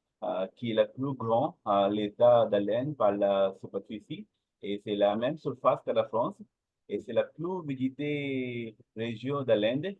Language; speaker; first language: French; non-native, learner; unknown